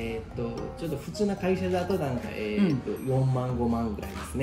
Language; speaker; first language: Japanese; non-native, fluent; Nepali